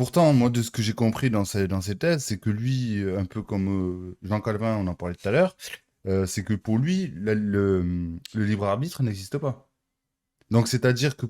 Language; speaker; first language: French; native; French